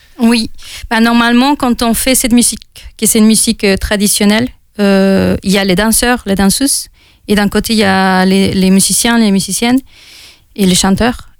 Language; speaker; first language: French; non-native, fluent; Spanish